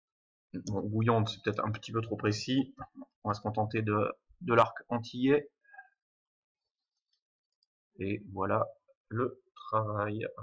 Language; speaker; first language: French; native; French